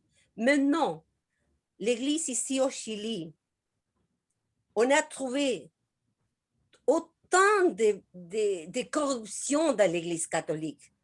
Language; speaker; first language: French; non-native, learner; Spanish